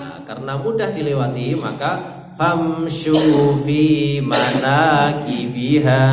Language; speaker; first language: Arabic; non-native, learner; Indonesian